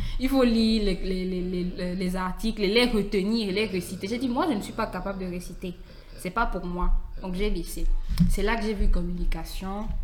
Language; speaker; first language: French; native; French